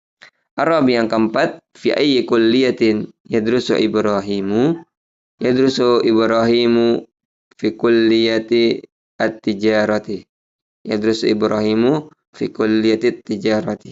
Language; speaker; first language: Arabic; non-native, fluent; Indonesian